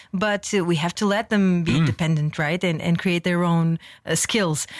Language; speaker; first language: English; non-native, fluent; Portuguese